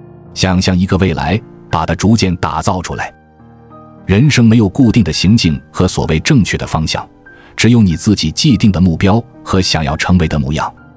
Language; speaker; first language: Chinese; native; Chinese